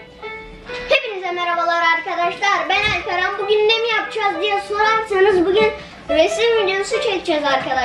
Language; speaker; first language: Turkish; native; Turkish